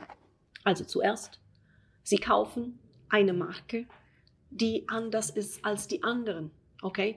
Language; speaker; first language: German; non-native, fluent; Italian